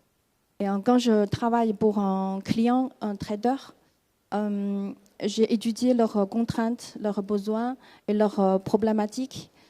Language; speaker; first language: French; non-native, fluent; Chinese